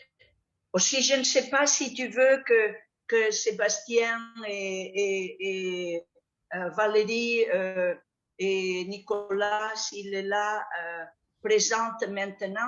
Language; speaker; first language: French; non-native, fluent; Catalan